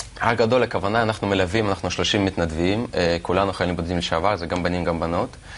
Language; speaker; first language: Hebrew; non-native, fluent; Russian